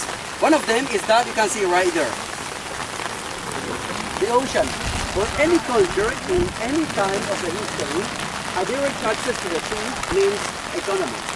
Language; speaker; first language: English; non-native, fluent; Spanish